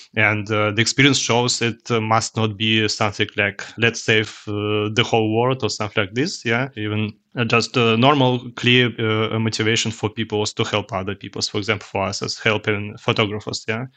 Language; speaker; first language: English; non-native, learner; Russian